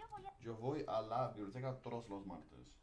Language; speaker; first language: Spanish; non-native, learner; Dutch